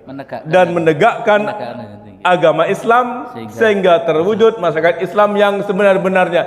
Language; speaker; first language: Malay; non-native, local second language; Javanese